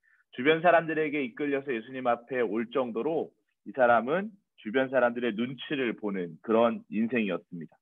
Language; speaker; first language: Korean; native; Korean